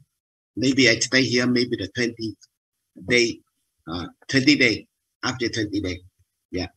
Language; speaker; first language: English; non-native, learner; Vietnamese